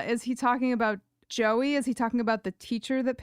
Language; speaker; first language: English; native; English